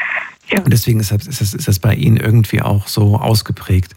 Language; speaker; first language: German; native; German